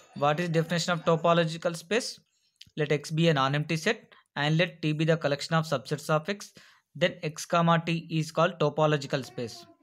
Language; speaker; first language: English; non-native, local second language; Telugu